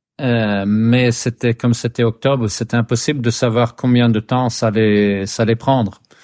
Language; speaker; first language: French; non-native, fluent; Swedish